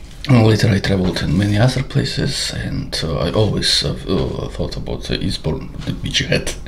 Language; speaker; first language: English; non-native, learner; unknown